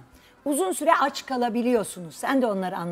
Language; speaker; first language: Turkish; native; Turkish